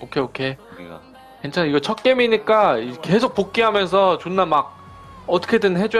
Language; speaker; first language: Korean; native; Korean